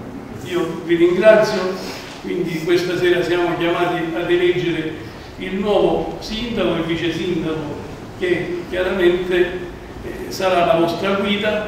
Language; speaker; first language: Italian; native; Italian